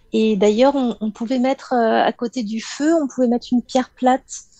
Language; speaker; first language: French; native; French